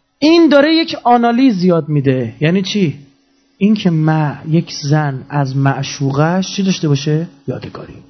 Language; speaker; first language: Persian; native; Persian